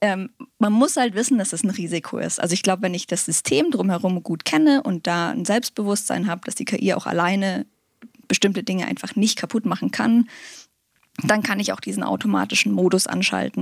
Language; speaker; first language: German; native; German